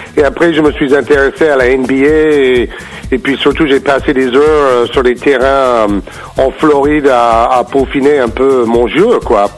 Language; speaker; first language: French; non-native, fluent; English